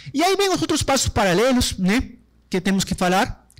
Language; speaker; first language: Portuguese; non-native, fluent; Spanish